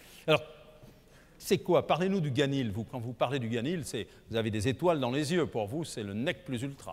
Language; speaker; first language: French; native; French